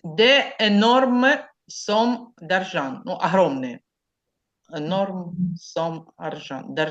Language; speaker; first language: French; non-native, learner; Ukrainian